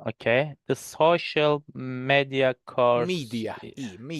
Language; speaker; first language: English; non-native, learner; Turkish